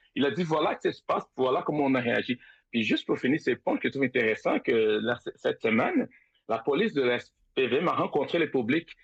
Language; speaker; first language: French; non-native, fluent; Portuguese